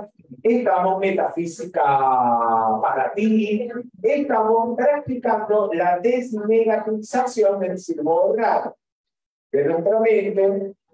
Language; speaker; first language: Spanish; native; Spanish